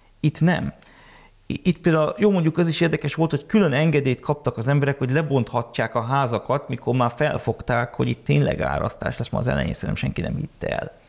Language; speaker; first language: Hungarian; early bilingual, heritage; Hungarian